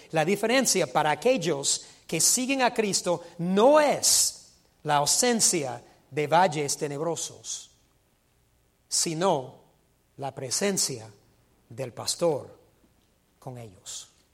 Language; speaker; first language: Spanish; non-native, fluent; English